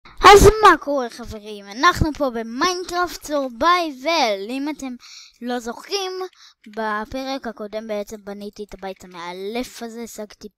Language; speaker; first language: Hebrew; native; Hebrew